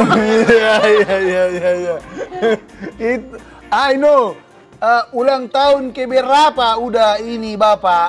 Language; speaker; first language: Indonesian; native; Indonesian